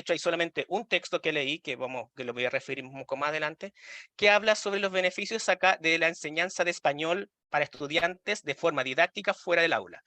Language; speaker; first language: Spanish; native; Spanish